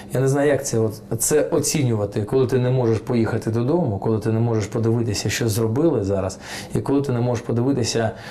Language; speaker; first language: Ukrainian; non-native, local second language; Russian